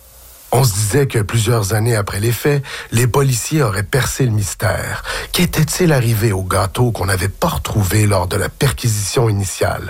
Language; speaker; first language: French; native; French